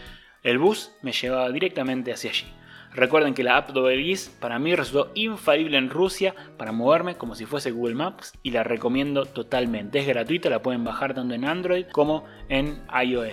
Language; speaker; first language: Spanish; native; Spanish